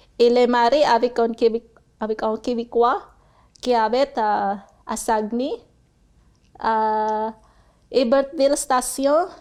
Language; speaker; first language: French; non-native, learner; Cebuano